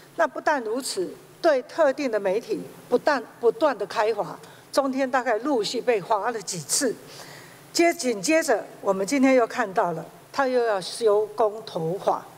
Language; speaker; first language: Chinese; native; Chinese